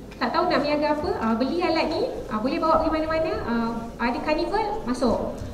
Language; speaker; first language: Malay; native; Malay